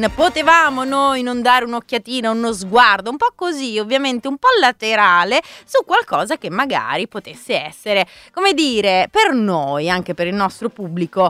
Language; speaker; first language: Italian; native; Italian